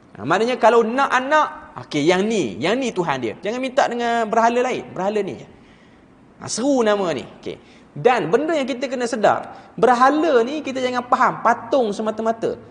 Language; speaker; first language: Malay; native; Malay